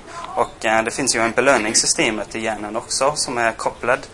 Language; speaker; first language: Swedish; non-native, fluent; English